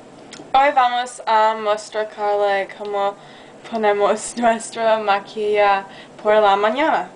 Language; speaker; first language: Spanish; non-native, learner; English